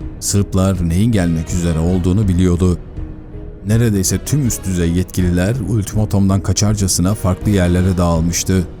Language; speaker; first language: Turkish; native; Turkish